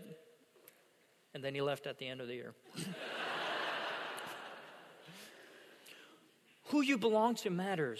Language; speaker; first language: English; non-native, fluent; Korean